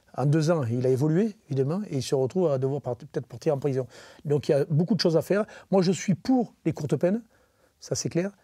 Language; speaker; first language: French; native; French